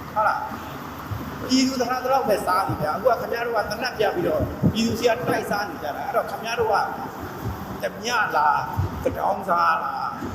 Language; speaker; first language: Burmese; native; Burmese